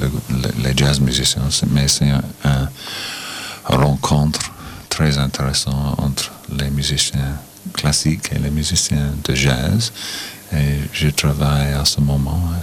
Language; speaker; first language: French; non-native, learner; English